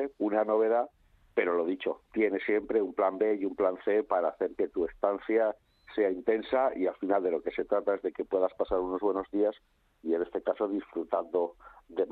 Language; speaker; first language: Spanish; native; Spanish